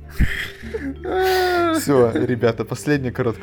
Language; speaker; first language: Russian; native; Russian